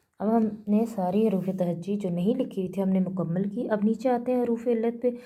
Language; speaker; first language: Urdu; native; Urdu